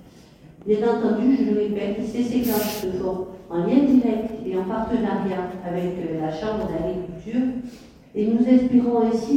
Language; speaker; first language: French; native; French